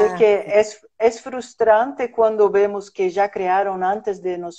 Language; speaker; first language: Spanish; non-native, fluent; Portuguese